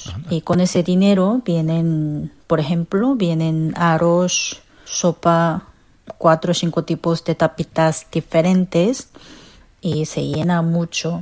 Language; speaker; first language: Spanish; non-native, fluent; Korean